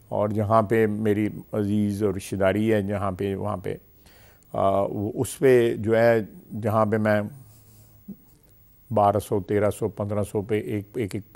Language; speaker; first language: Urdu; non-native, local second language; Punjabi